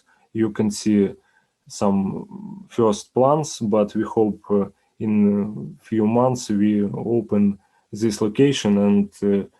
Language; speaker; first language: English; non-native, learner; Ukrainian